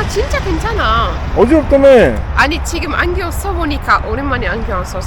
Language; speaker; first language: Korean; non-native, learner; Arabic